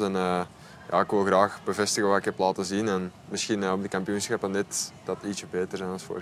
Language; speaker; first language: Dutch; native; Dutch